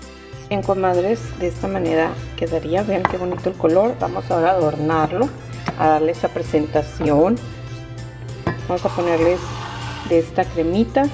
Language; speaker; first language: Spanish; native; Spanish